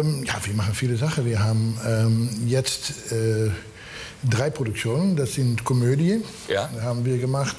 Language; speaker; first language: German; non-native, learner; Dutch